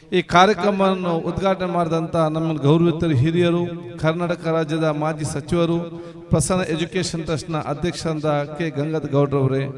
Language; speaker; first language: Kannada; non-native, local second language; Tulu